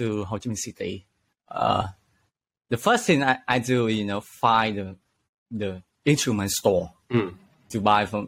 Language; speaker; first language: English; non-native, learner; Vietnamese